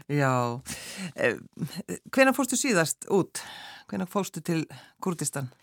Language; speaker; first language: Icelandic; native; Icelandic